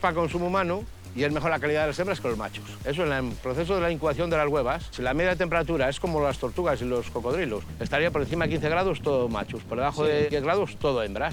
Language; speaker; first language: Spanish; native; Spanish